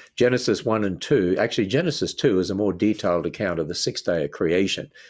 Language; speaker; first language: English; native; English